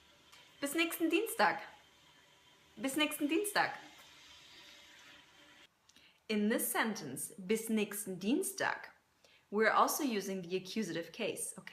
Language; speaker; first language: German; non-native, fluent; English